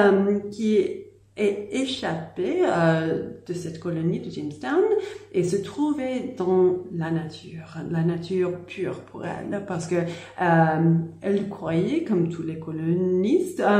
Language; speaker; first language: French; non-native, learner; English